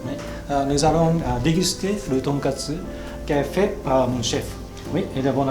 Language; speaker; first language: French; non-native, fluent; Japanese